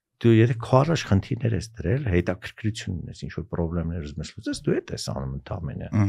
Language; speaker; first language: Armenian; native; Armenian